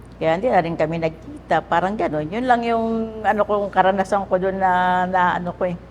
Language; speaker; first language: Filipino; native; Filipino